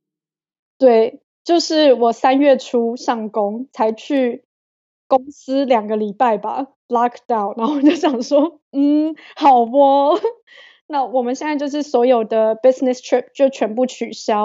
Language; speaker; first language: Chinese; native; Chinese